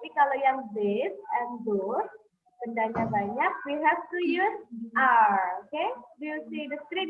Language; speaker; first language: English; non-native, fluent; Indonesian